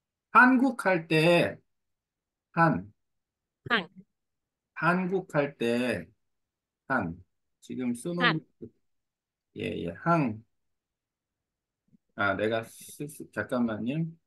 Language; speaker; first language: Korean; native; Korean